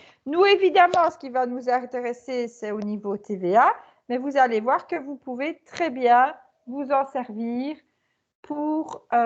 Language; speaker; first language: French; native; French